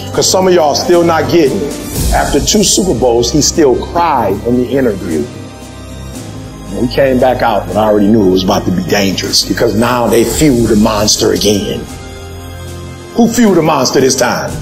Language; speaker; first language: English; native; English